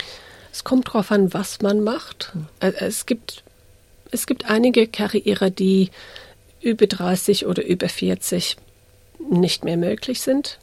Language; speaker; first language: German; early bilingual, heritage; English